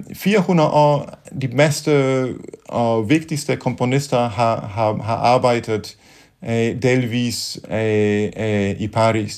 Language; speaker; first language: Danish; non-native, fluent; Polish